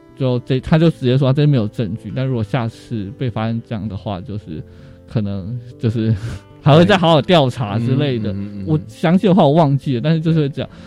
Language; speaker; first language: Chinese; native; Chinese